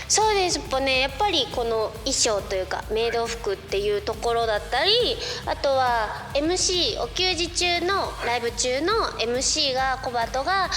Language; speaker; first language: Japanese; native; Japanese